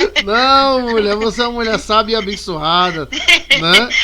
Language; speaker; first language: Portuguese; native; Portuguese